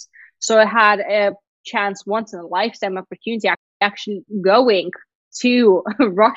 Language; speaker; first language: English; non-native, fluent; Russian